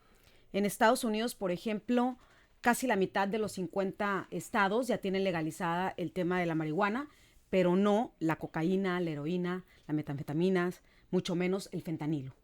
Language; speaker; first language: Spanish; native; Spanish